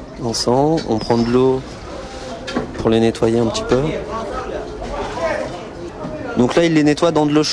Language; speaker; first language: French; native; French